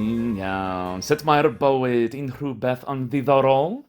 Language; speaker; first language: Welsh; non-native, learner; English